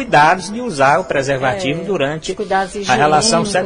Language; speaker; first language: Portuguese; native; Portuguese